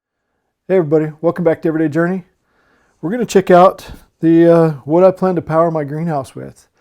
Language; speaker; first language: English; native; English